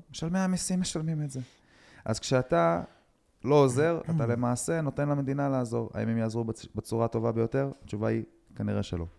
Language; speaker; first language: Hebrew; native; Hebrew